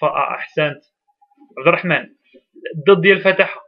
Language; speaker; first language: Arabic; native; Arabic